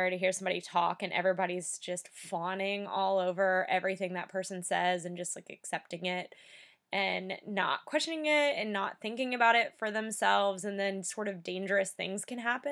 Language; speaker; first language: English; native; English